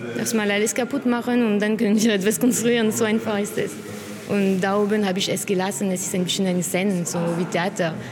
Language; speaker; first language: German; non-native, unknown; French